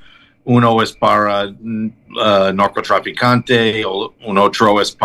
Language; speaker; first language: Spanish; non-native, learner; English